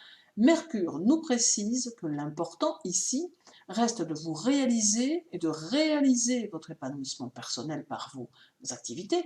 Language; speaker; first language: French; native; French